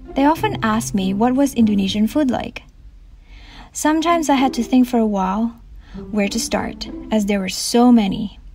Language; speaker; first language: English; non-native, fluent; Indonesian